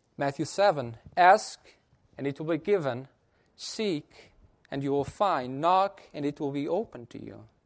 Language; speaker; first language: English; non-native, fluent; Portuguese